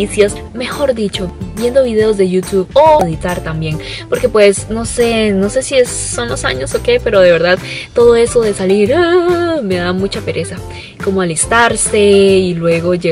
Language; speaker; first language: Spanish; early bilingual, other home language; Cantonese